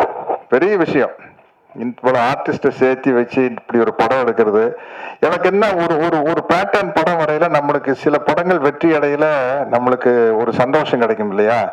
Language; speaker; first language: Tamil; native; Tamil